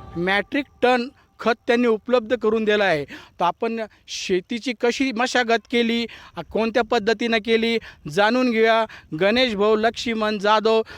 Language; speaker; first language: Marathi; native; Marathi